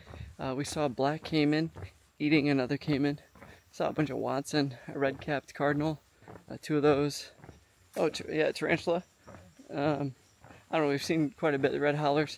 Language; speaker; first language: English; native; English